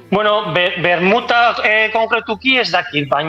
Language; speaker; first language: Basque; non-native, local second language; Spanish